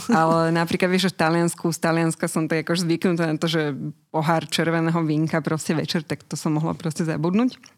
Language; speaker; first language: Slovak; native; Slovak